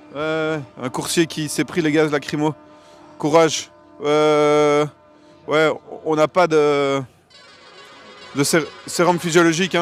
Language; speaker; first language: French; native; French